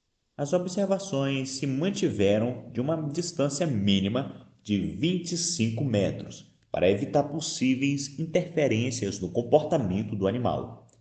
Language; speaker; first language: Portuguese; native; Portuguese